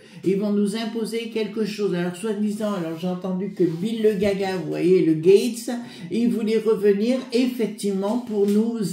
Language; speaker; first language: French; native; French